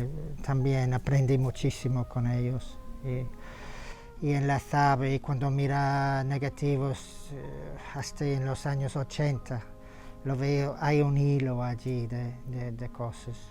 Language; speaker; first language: Spanish; non-native, fluent; English